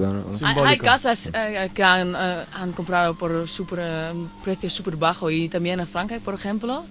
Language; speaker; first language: Spanish; non-native, fluent; Dutch